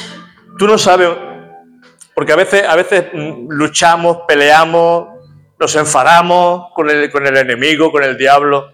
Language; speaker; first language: Spanish; native; Spanish